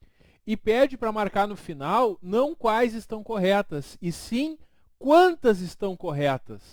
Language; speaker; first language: Portuguese; native; Portuguese